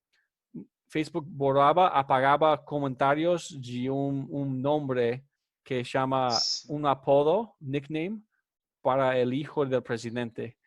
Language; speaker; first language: Spanish; non-native, fluent; English